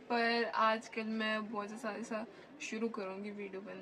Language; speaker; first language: Hindi; non-native, learner; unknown